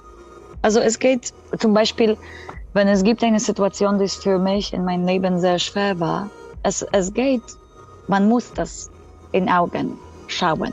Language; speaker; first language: German; non-native, fluent; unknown